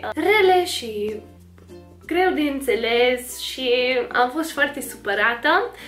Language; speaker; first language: Romanian; early bilingual, other home language; English